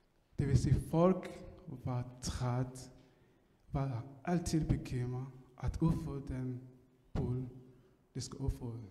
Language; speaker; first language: Danish; non-native, learner; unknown